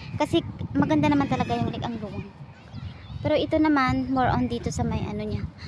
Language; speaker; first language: Filipino; non-native, local second language; Iloko